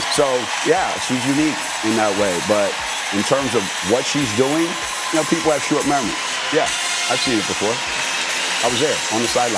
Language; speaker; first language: English; native; English